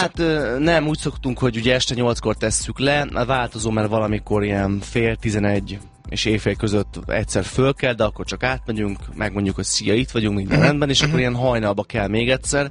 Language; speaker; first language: Hungarian; native; Hungarian